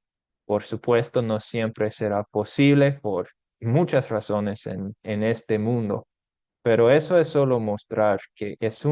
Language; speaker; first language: Spanish; non-native, fluent; English